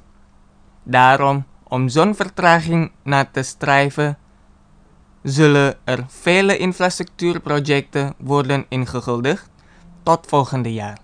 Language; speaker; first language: Dutch; non-native, fluent; Indonesian